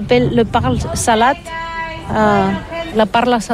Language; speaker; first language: French; non-native, learner; Catalan